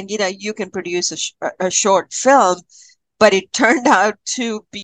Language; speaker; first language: English; non-native, local second language; Malayalam